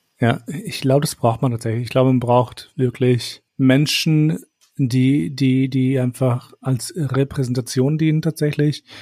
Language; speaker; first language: German; early bilingual, other home language; Albanian